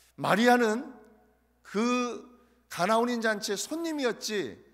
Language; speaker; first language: Korean; native; Korean